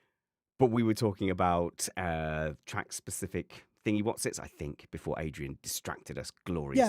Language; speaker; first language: English; native; English